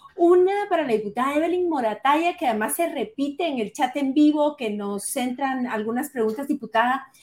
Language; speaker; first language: Spanish; native; Spanish